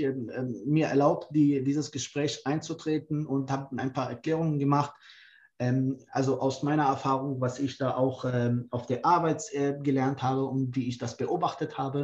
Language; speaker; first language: German; non-native, fluent; Kurdish